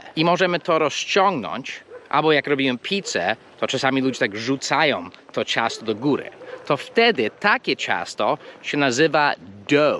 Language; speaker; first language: Polish; non-native, fluent; English